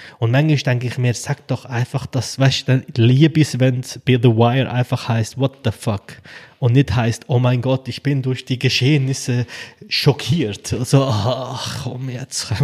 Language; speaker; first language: German; early bilingual, other home language; Albanian